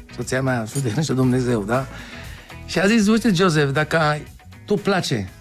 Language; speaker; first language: Romanian; non-native, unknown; Hebrew